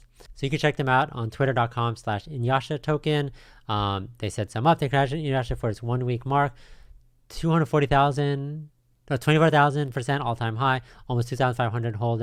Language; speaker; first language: English; native; English